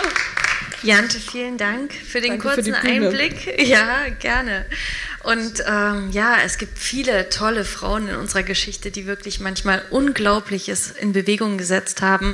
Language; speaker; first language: German; native; German